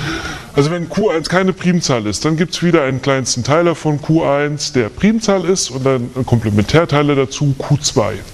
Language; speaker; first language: German; native; German